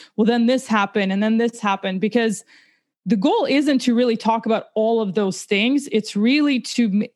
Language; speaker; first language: English; early bilingual, other home language; Russian